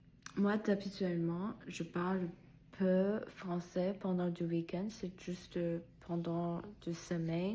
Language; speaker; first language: French; non-native, learner; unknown